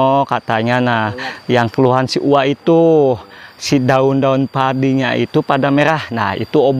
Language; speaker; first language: Indonesian; native; Indonesian